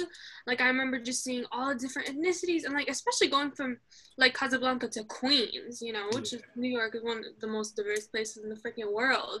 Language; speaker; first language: English; early bilingual, other home language; Arabic